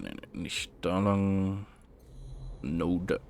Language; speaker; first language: German; native; German